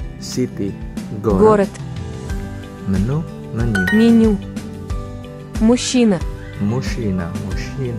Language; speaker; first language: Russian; non-native, learner; Indonesian